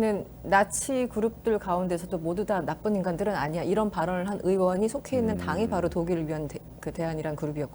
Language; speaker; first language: Korean; native; Korean